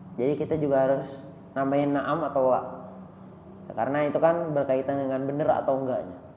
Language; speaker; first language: Indonesian; native; Indonesian